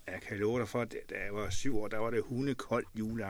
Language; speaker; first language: Danish; native; Danish